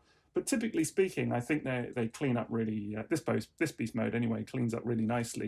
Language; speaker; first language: English; native; English